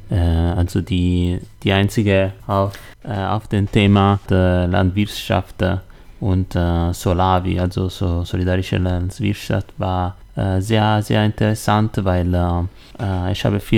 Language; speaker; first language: German; non-native, learner; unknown